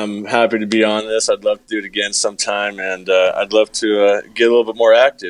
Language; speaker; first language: English; native; English